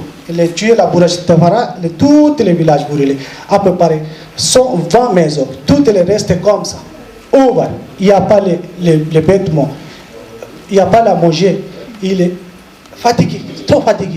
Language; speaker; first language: French; non-native, learner; Rohingya